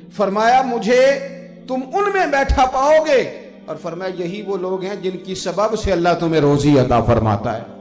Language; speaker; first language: Urdu; non-native, local second language; Punjabi